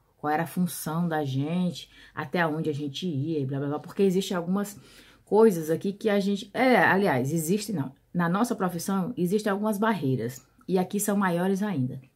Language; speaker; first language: Portuguese; native; Portuguese